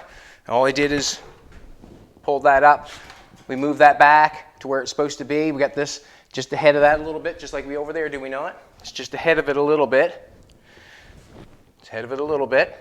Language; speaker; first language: English; native; English